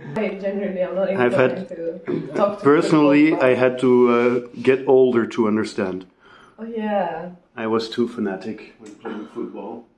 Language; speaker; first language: English; non-native, fluent; Italian